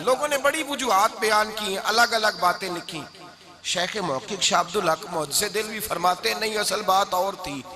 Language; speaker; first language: Hindi; non-native, local second language; Punjabi